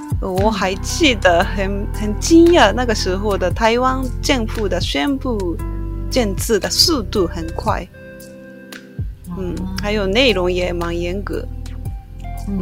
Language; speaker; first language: Chinese; non-native, learner; Japanese